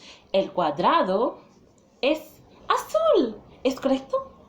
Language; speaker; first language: Spanish; non-native, fluent; English